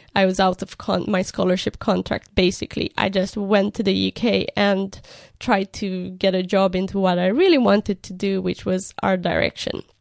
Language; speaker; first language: English; non-native, fluent; Romanian